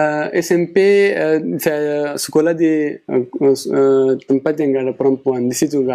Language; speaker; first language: Indonesian; non-native, fluent; Pashto